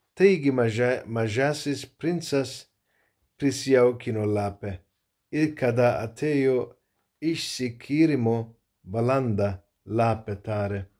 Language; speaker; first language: Lithuanian; non-native, learner; Turkish